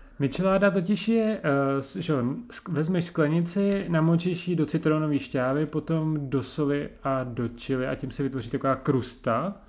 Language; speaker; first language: Czech; native; Czech